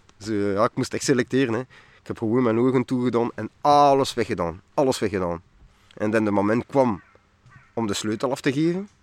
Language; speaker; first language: Dutch; non-native, local second language; French